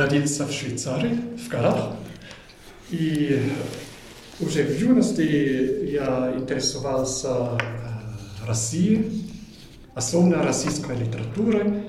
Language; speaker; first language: Russian; non-native, fluent; German